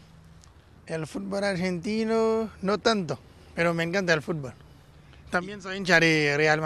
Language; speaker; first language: Spanish; non-native, fluent; Haitian Creole